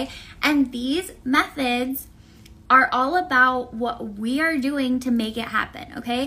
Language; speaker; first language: English; native; English